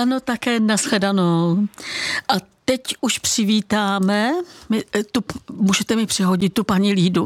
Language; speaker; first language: Czech; native; Czech